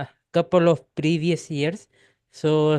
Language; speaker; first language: English; non-native, local second language; Urdu